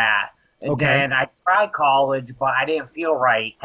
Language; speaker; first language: English; native; English